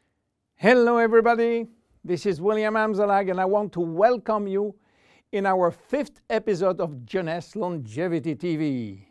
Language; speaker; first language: English; non-native, fluent; French